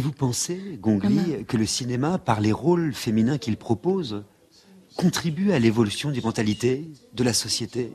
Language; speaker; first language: French; native; French